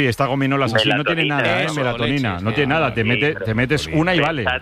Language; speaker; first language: Spanish; native; Spanish